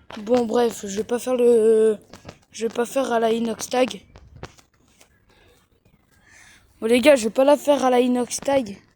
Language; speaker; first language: French; early bilingual, other home language; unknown